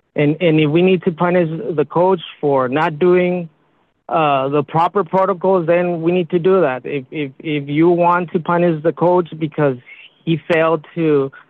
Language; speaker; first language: English; early bilingual, other home language; Spanish